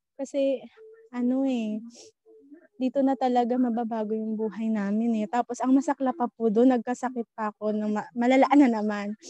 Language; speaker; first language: Filipino; non-native, local second language; Bikol